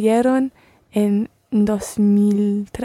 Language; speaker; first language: Spanish; non-native, learner; English